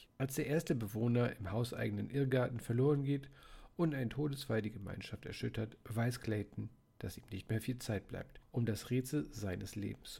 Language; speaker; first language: German; native; German